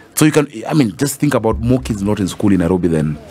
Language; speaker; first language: English; non-native, local second language; Swahili